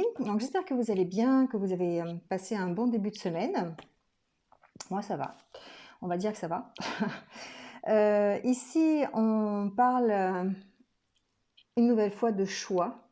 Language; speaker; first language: French; native; French